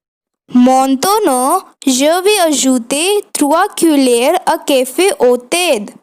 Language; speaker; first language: French; non-native, learner; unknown